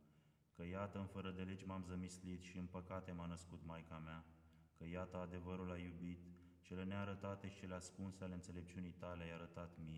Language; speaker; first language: Romanian; native; Romanian